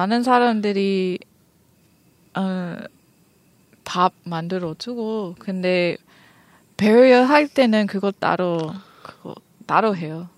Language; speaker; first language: Korean; non-native, learner; English